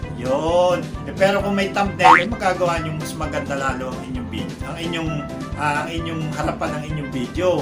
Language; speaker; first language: Filipino; native; Filipino